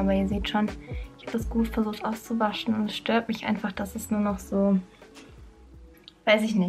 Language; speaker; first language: German; native; German